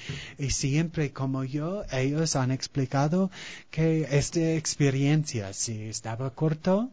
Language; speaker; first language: Spanish; non-native, fluent; English